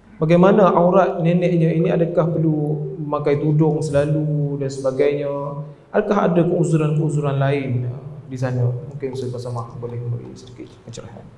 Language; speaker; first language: Malay; native; Malay